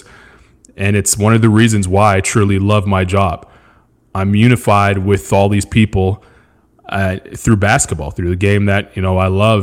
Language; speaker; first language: English; native; English